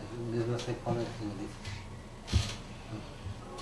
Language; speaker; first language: Spanish; non-native, local second language; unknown